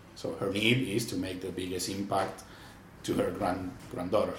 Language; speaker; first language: English; non-native, fluent; Spanish